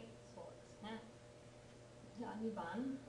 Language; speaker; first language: Japanese; non-native, fluent; English